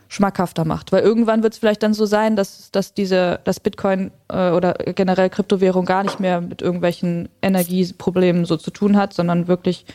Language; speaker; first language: German; native; German